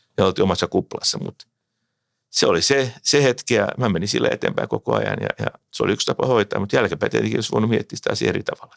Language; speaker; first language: Finnish; native; Finnish